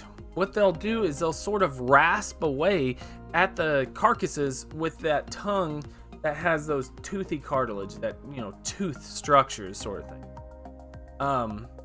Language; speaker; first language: English; native; English